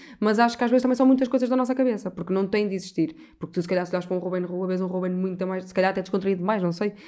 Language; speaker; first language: Portuguese; native; Portuguese